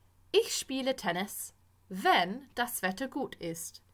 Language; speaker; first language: German; non-native, fluent; English